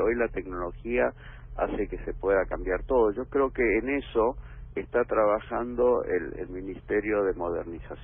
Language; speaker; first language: Spanish; native; Spanish